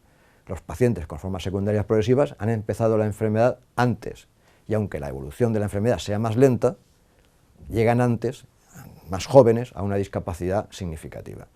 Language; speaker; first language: Spanish; native; Spanish